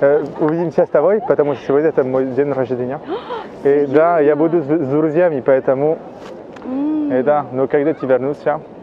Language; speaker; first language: Russian; non-native, learner; French